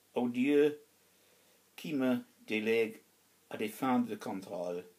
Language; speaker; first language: French; non-native, fluent; English